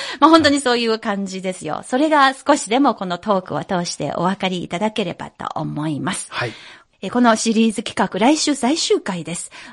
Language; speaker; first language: Japanese; non-native, fluent; Chinese